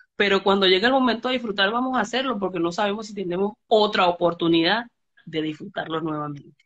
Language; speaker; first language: Spanish; native; Spanish